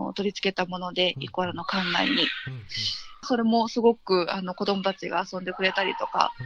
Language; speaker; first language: Japanese; native; Japanese